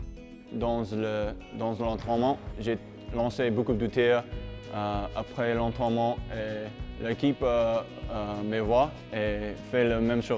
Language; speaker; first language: French; non-native, learner; English